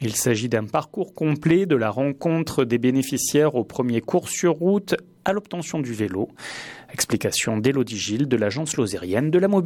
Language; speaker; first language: French; native; French